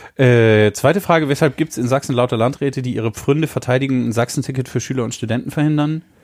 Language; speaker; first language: German; native; German